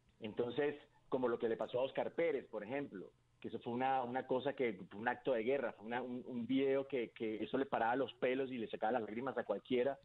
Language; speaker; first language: Spanish; native; Spanish